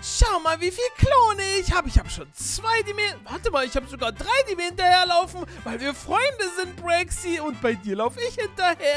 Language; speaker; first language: German; native; German